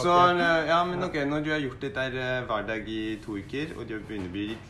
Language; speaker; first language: Norwegian; non-native, fluent; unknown